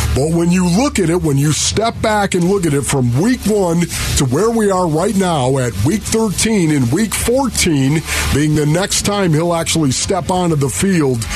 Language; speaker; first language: English; native; English